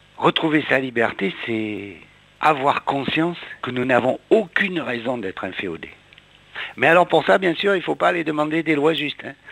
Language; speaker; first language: French; native; French